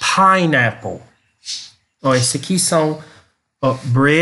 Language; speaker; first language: Portuguese; non-native, learner; English